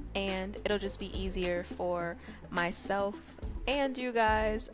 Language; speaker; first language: English; native; English